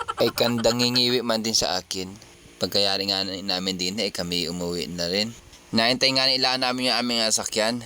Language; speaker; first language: Filipino; native; Filipino